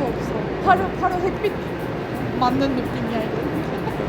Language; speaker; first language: Korean; non-native, fluent; Turkish